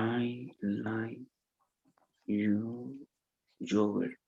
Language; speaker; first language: English; non-native, learner; Spanish